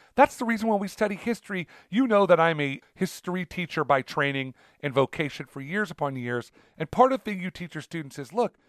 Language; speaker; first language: English; early bilingual, other home language; Italian